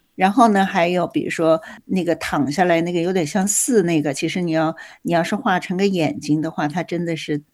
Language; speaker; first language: Chinese; native; Chinese